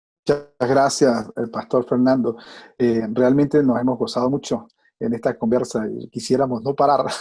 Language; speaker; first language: Spanish; native; Spanish